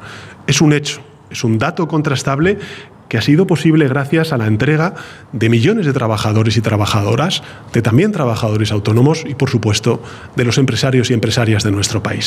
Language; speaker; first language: Spanish; native; Spanish